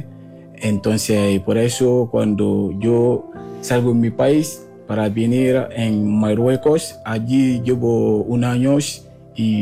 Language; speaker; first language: Spanish; non-native, fluent; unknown